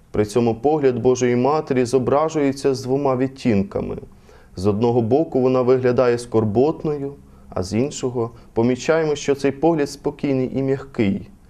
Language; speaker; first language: Ukrainian; native; Ukrainian